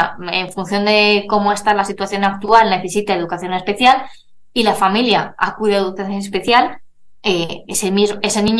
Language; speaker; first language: Spanish; native; Spanish